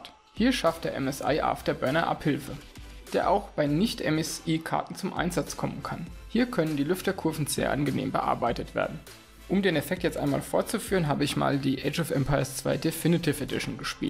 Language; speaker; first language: German; native; German